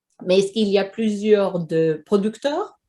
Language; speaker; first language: French; non-native, fluent; Swedish